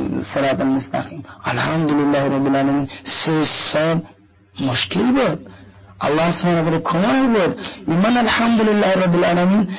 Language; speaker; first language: Persian; non-native, learner; Russian